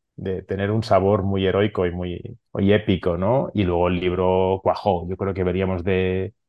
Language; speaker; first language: Spanish; non-native, local second language; Catalan